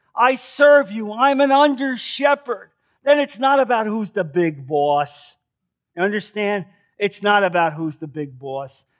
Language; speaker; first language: English; native; English